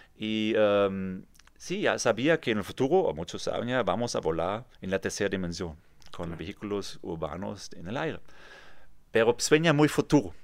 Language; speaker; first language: Spanish; non-native, fluent; German